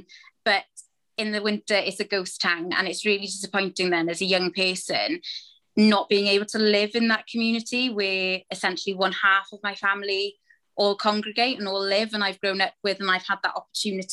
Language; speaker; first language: English; native; English